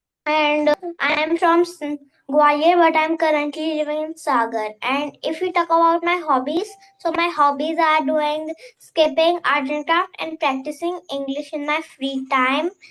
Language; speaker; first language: English; non-native, fluent; Hindi